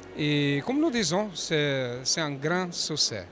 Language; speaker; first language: French; non-native, fluent; Portuguese